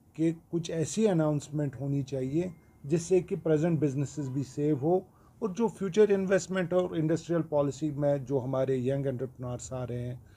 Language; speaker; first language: Hindi; non-native, local second language; Kashmiri